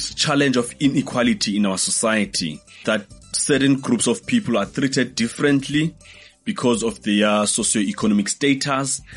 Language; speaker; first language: English; non-native, local second language; Xhosa